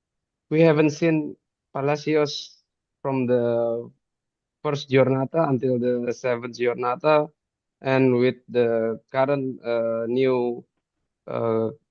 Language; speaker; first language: English; non-native, fluent; Indonesian